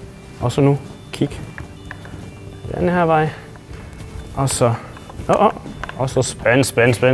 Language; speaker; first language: Danish; non-native, fluent; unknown